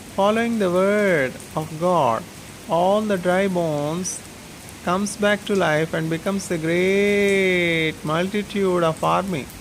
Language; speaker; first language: English; non-native, local second language; Telugu